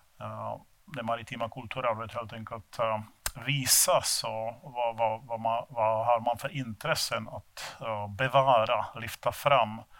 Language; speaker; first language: Swedish; non-native, fluent; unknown